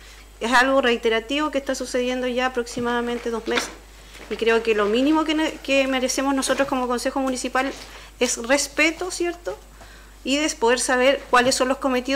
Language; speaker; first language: Spanish; native; Spanish